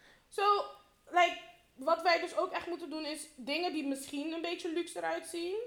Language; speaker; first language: Dutch; early bilingual, heritage; Dutch